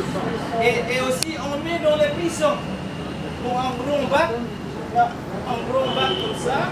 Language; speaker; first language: French; non-native, learner; Indonesian